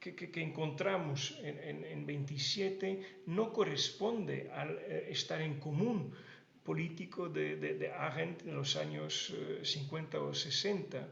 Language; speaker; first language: Spanish; non-native, fluent; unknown